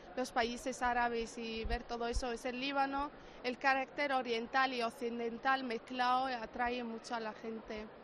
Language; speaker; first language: Spanish; non-native, fluent; Arabic